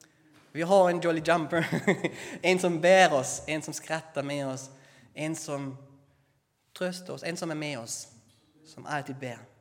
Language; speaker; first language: Swedish; non-native, fluent; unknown